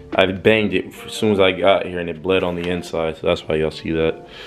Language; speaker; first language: English; native; English